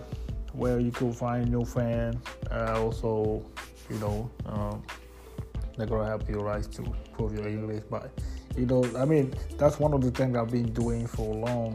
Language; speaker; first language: English; non-native, fluent; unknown